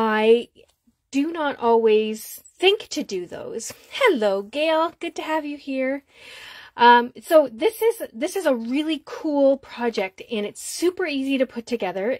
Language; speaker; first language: English; native; English